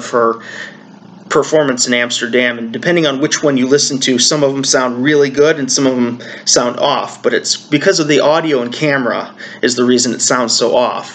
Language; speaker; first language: English; native; English